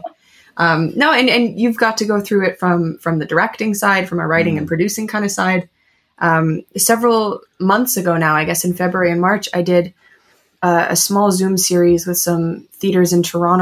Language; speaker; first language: English; native; English